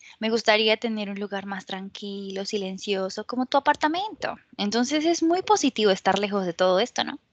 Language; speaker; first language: Spanish; native; Spanish